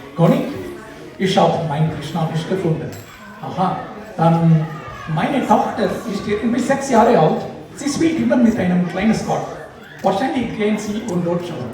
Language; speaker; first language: German; non-native, learner; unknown